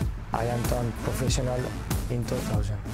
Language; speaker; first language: English; non-native, learner; Spanish